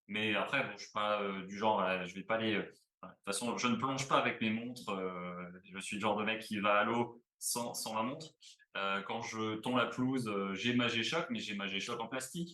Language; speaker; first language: French; native; French